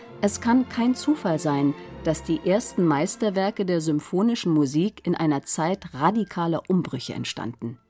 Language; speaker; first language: German; native; German